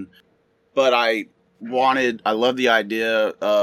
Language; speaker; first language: English; native; English